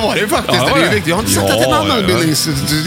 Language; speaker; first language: Swedish; native; Swedish